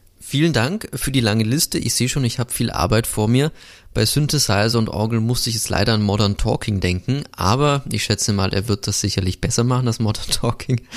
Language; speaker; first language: German; native; German